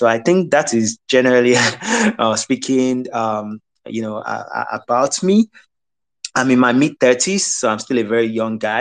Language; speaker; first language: English; non-native, local second language; Yoruba